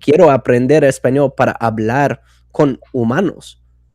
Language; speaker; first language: Spanish; non-native, fluent; English